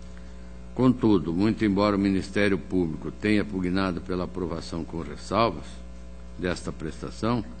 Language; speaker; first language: Portuguese; native; Portuguese